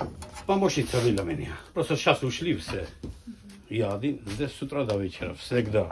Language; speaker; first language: Russian; non-native, fluent; Georgian